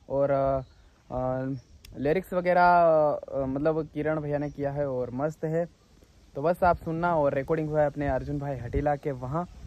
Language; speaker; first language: Hindi; non-native, local second language; Gujarati